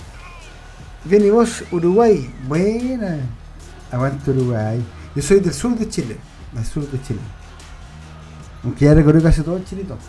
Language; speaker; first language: Spanish; native; Spanish